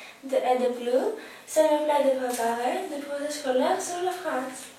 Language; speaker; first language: French; non-native, learner; Greek